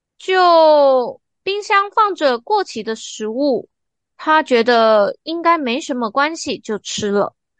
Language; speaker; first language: Chinese; native; Chinese